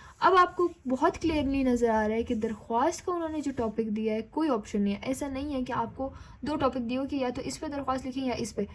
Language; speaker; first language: Urdu; native; Urdu